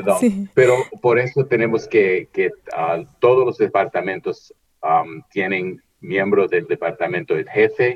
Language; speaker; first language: Spanish; early bilingual, heritage; Spanish